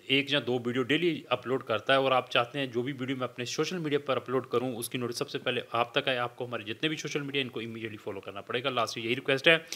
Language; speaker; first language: Hindi; non-native, local second language; Punjabi